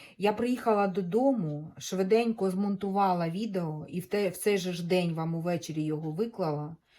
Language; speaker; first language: Ukrainian; native; Ukrainian